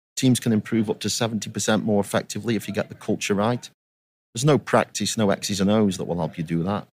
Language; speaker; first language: English; native; English